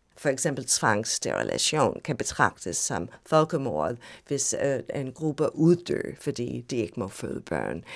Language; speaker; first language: Danish; non-native, fluent; English